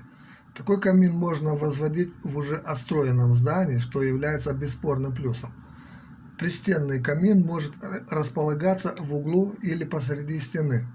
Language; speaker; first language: Russian; native; Russian